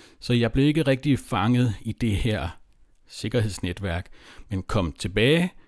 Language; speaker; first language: Danish; native; Danish